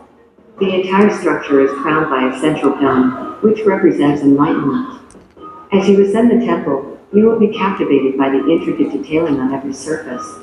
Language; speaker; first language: English; non-native, learner; Indonesian